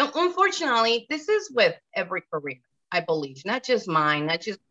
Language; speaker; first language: English; non-native, fluent; Spanish